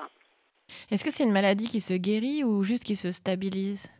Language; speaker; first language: French; native; French